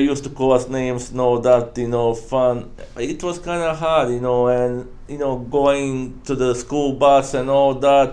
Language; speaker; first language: English; non-native, fluent; Croatian